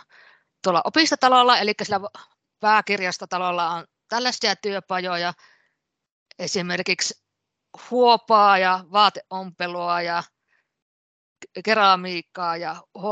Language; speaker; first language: Finnish; native; Finnish